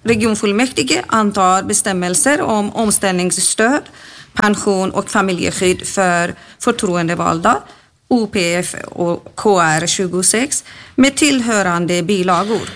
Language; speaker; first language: Swedish; native; Swedish